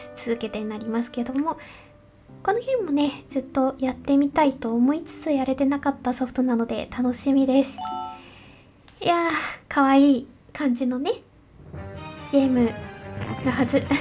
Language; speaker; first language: Japanese; native; Japanese